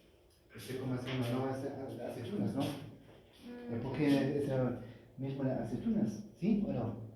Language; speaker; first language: Spanish; non-native, learner; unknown